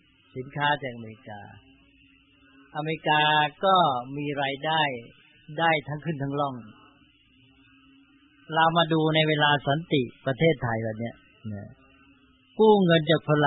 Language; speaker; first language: Thai; native; Thai